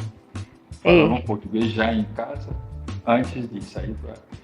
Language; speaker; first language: Portuguese; non-native, fluent; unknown